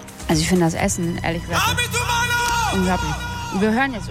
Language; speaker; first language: German; native; German